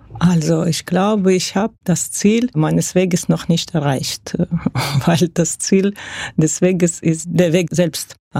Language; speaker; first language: German; non-native, fluent; Russian